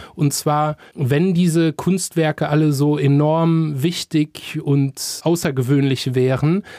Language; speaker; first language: German; native; German